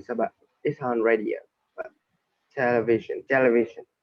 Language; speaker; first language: English; non-native, learner; Vietnamese